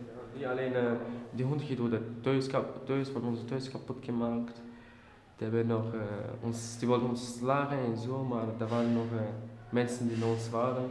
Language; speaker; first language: Dutch; early bilingual, other home language; Albanian